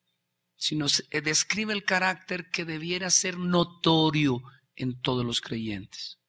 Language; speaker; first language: Spanish; native; Spanish